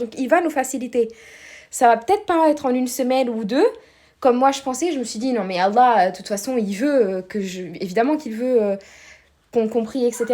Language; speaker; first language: French; native; French